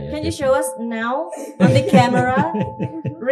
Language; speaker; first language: English; non-native, fluent; Indonesian